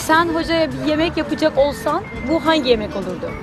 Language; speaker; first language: Turkish; native; Turkish